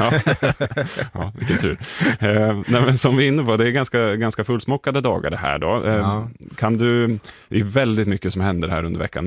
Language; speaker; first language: Swedish; native; Swedish